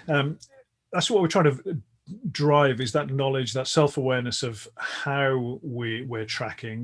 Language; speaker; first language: English; native; English